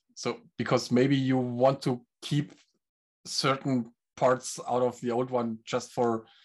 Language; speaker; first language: English; non-native, fluent; German